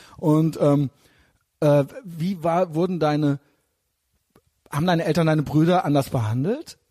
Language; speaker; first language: German; native; German